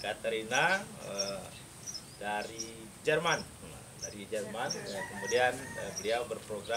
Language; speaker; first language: Indonesian; native; Indonesian